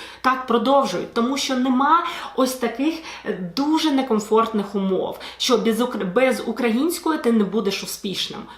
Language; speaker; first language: Ukrainian; non-native, local second language; Russian